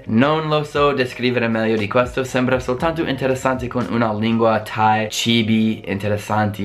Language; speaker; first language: Italian; non-native, fluent; English